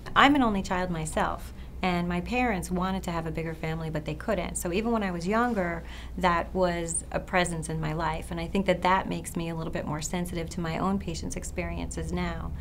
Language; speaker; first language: English; native; English